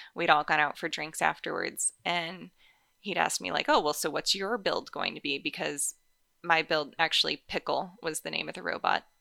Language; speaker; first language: English; native; English